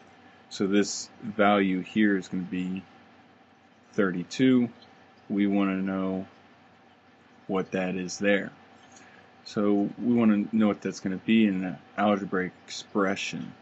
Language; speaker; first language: English; native; English